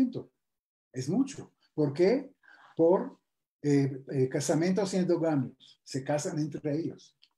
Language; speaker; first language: Spanish; non-native, fluent; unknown